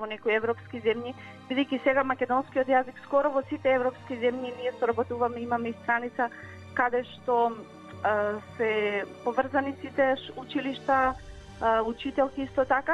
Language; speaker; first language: Macedonian; native; Macedonian